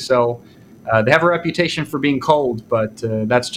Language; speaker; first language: English; native; English